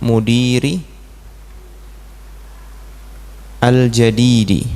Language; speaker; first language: Arabic; non-native, fluent; Indonesian